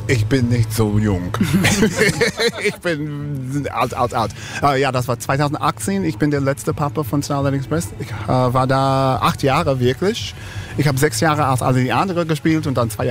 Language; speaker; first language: German; non-native, fluent; English